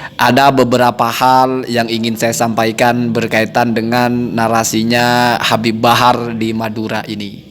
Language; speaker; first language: Indonesian; non-native, local second language; Madurese